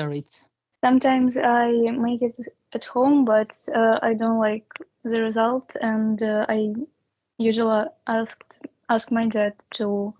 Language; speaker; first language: English; non-native, learner; Russian